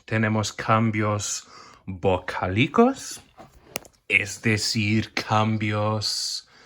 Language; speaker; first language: Spanish; non-native, fluent; English